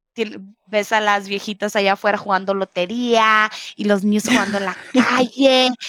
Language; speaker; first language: Spanish; early bilingual, other home language; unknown